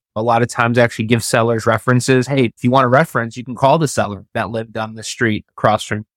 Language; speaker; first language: English; native; English